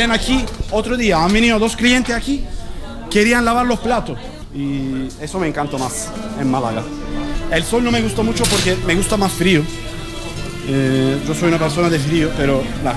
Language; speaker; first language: Spanish; non-native, learner; Turkish